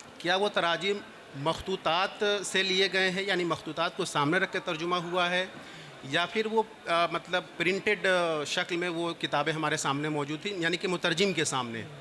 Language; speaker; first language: Urdu; native; Urdu